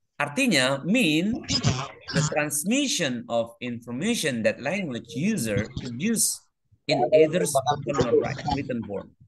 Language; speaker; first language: English; non-native, fluent; Indonesian